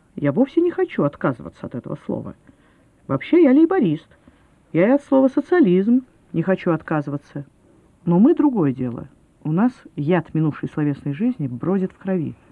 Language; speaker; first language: Russian; native; Russian